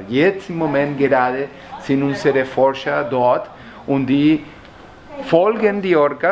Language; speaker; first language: German; non-native, learner; Spanish